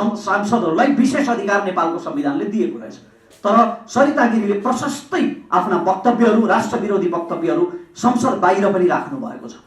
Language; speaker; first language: Nepali; native; Nepali